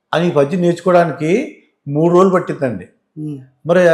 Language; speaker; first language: Telugu; native; Telugu